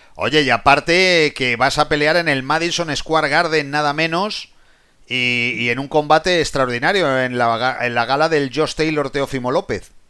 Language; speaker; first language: Spanish; native; Spanish